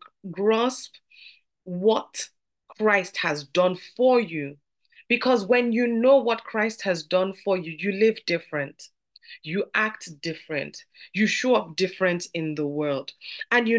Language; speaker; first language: English; non-native, local second language; Yoruba